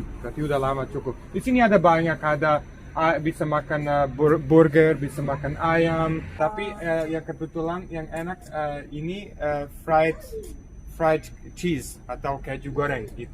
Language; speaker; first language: Indonesian; non-native, fluent; Serbian